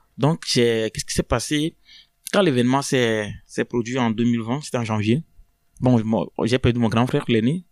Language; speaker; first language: French; non-native, local second language; Ewe